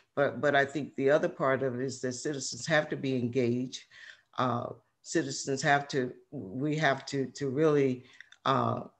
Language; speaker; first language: English; native; English